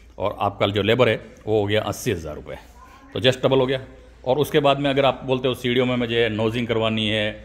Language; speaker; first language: Hindi; native; Hindi